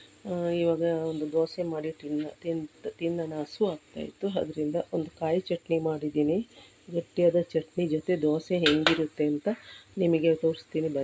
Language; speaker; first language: Kannada; native; Kannada